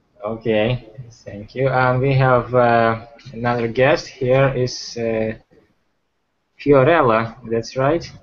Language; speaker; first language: English; non-native, fluent; Ukrainian